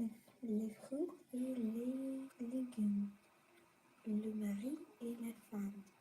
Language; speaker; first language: French; non-native, learner; Russian